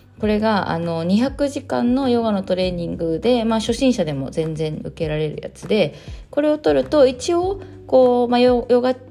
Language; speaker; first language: Japanese; native; Japanese